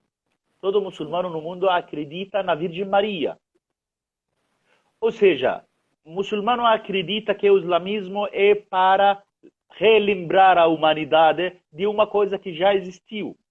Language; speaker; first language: Portuguese; non-native, fluent; Arabic